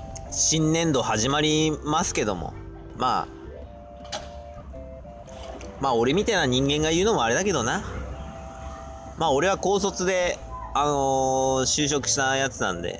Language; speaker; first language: Japanese; native; Japanese